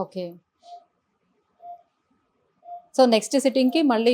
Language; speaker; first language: Telugu; native; Telugu